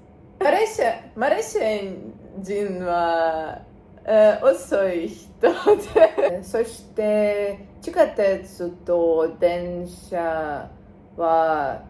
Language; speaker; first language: Japanese; non-native, learner; Russian